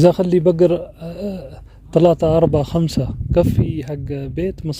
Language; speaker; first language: Arabic; non-native, learner; Urdu